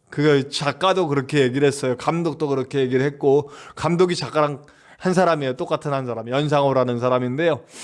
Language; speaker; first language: Korean; native; Korean